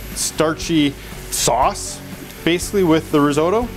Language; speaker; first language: English; native; English